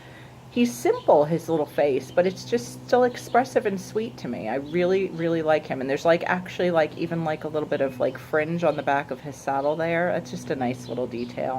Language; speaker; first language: English; native; English